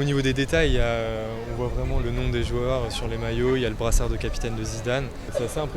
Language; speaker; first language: French; native; French